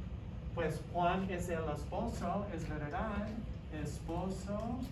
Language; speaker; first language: Spanish; non-native, fluent; English